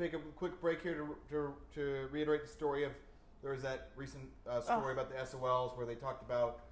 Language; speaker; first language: English; native; English